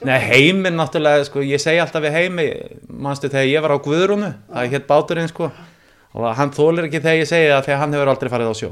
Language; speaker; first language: Icelandic; native; Icelandic